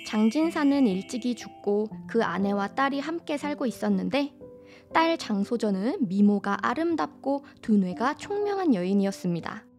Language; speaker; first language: Korean; native; Korean